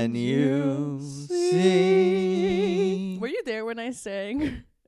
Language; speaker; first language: English; non-native, fluent; Latvian